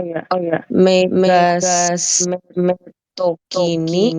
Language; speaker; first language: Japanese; non-native, learner; Indonesian